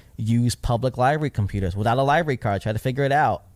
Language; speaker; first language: English; early bilingual, other home language; Filipino